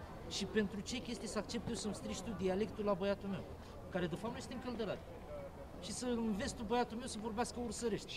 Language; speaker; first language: Romanian; non-native, local second language; Romany